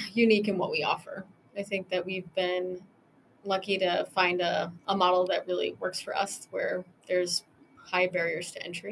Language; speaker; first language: English; native; English